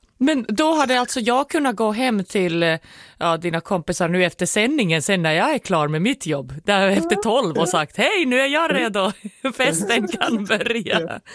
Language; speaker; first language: Swedish; native; Swedish